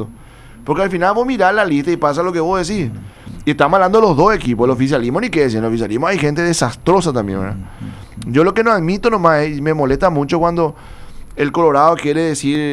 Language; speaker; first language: Spanish; native; Spanish